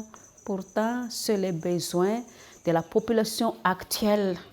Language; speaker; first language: French; non-native, local second language; Malagasy